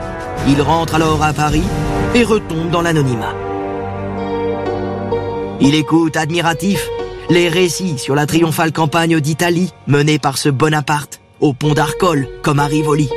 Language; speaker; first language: French; native; French